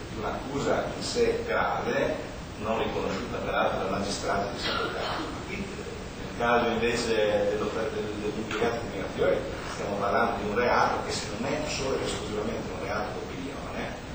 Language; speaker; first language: Italian; native; Italian